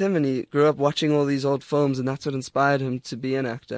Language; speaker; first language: English; native; English